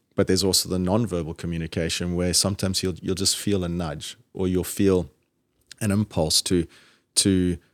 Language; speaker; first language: English; native; English